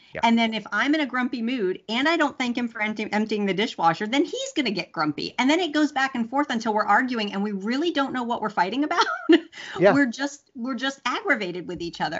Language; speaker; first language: English; native; English